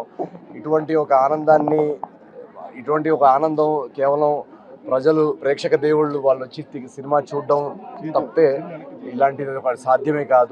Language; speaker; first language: Telugu; native; Telugu